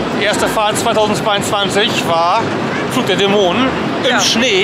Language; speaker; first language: German; native; German